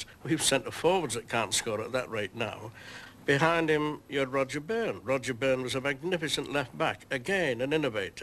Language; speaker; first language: English; native; English